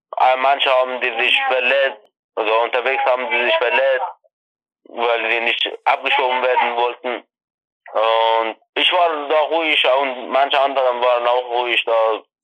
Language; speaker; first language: German; non-native, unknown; Persian